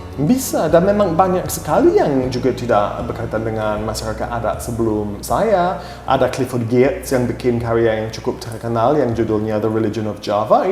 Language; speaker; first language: Indonesian; non-native, fluent; English